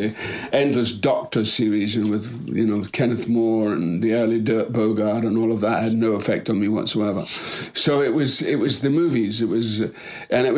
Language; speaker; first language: English; native; English